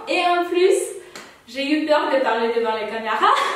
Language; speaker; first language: French; non-native, fluent; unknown